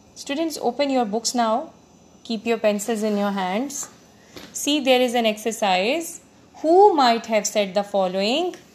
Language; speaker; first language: English; non-native, local second language; Urdu